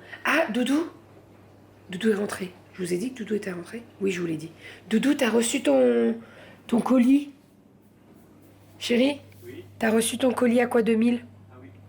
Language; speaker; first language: French; native; French